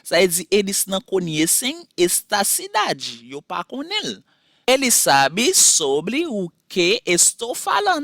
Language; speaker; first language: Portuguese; non-native, fluent; Haitian Creole